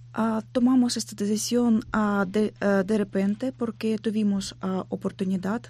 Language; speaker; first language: Spanish; non-native, learner; Ukrainian